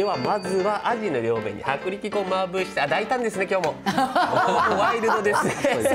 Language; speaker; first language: Japanese; native; Japanese